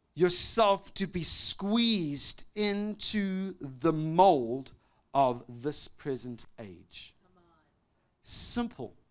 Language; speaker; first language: English; native; English